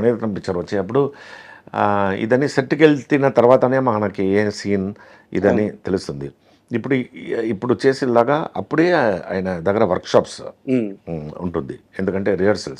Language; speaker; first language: Telugu; non-native, fluent; Tamil